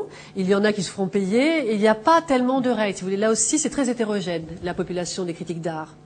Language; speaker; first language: French; native; French